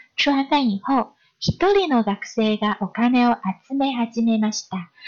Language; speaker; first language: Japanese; non-native, fluent; Chinese